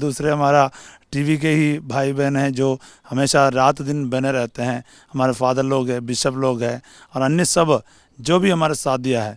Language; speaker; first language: Hindi; native; Hindi